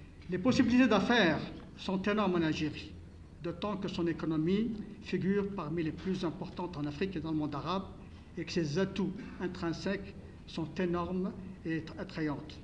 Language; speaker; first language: French; non-native, local second language; Arabic